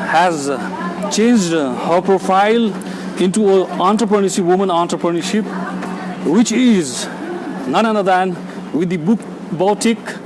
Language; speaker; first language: English; non-native, local second language; Nepali